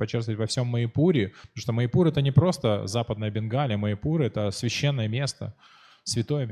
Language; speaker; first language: Russian; native; Russian